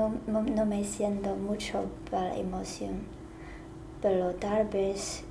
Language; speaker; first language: Spanish; non-native, learner; Chinese